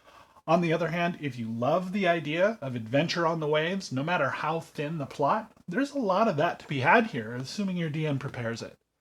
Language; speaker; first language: English; native; English